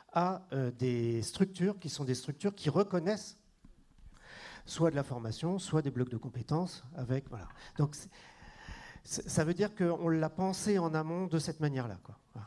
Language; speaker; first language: French; native; French